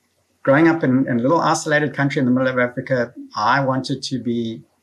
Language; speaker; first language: English; native; English